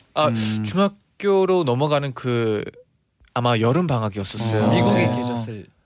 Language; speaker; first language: Korean; non-native, fluent; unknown